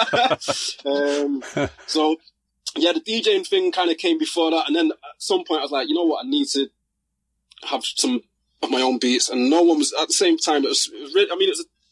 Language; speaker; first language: English; native; English